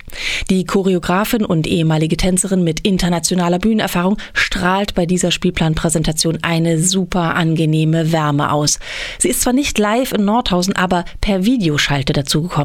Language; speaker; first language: German; native; German